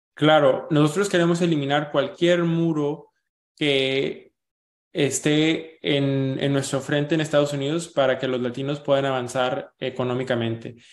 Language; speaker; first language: Spanish; early bilingual, heritage; Spanish